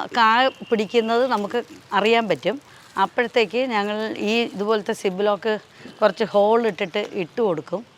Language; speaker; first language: Malayalam; non-native, local second language; Tamil